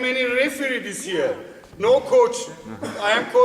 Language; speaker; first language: English; non-native, learner; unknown